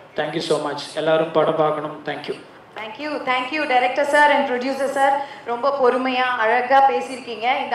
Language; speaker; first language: Tamil; non-native, learner; Malayalam